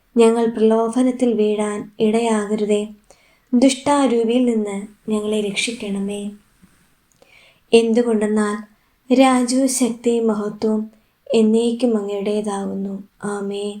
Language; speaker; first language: Malayalam; native; Malayalam